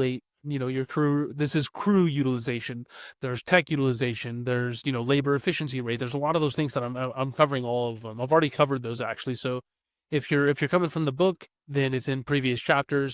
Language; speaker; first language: English; native; English